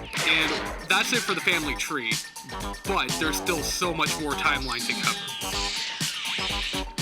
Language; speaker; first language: English; native; English